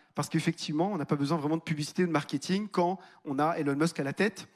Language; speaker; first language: French; native; French